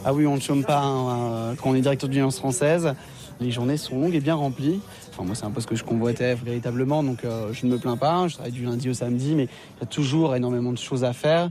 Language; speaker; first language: French; native; French